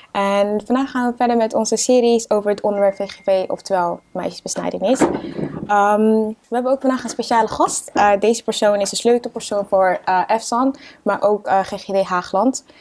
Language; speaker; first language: Dutch; native; Dutch